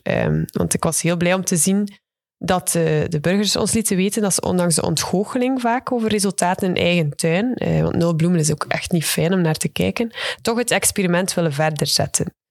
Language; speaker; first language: Dutch; native; Dutch